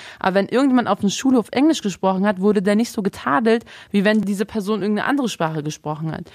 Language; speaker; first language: German; native; German